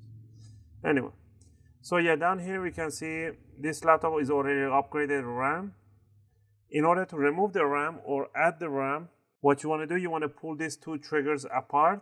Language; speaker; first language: English; non-native, fluent; Spanish